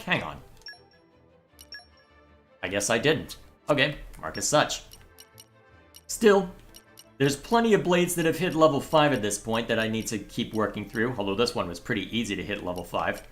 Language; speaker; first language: English; native; English